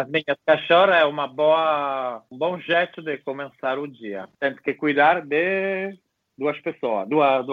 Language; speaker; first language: Portuguese; non-native, fluent; Italian